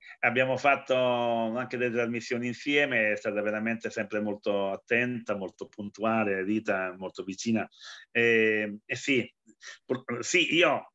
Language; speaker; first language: Italian; native; Italian